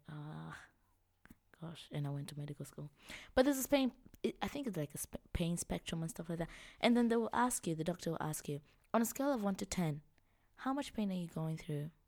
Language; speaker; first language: English; non-native, local second language; Swahili